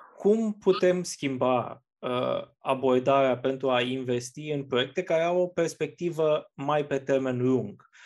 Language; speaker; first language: Romanian; native; Romanian